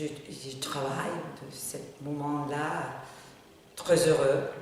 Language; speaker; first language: French; non-native, learner; Spanish